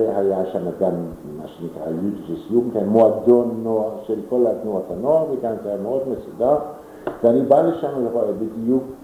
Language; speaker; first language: Hebrew; non-native, fluent; German